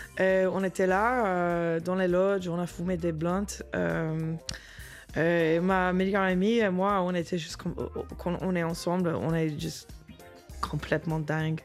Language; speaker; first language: French; non-native, learner; English